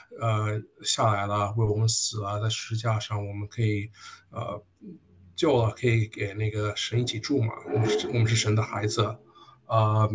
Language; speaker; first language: Chinese; early bilingual, heritage; Chinese